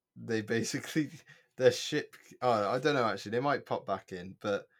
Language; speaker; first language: English; native; English